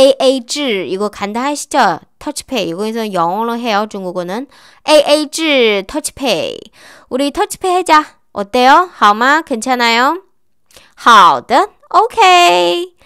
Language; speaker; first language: Korean; non-native, fluent; Chinese